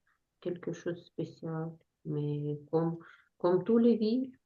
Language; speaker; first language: French; non-native, learner; Ukrainian